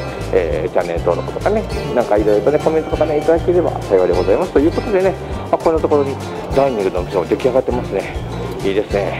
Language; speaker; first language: Japanese; native; Japanese